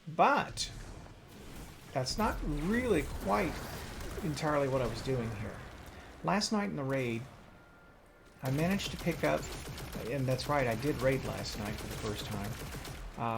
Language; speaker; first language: English; native; English